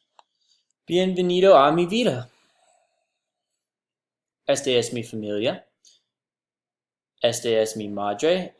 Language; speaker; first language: Spanish; non-native, learner; English